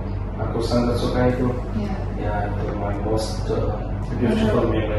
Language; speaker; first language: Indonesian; non-native, learner; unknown